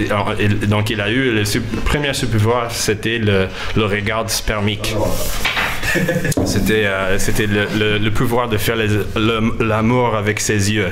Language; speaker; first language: French; non-native, fluent; English